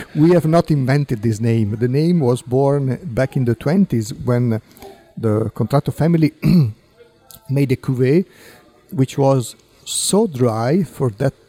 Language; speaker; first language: English; non-native, fluent; Italian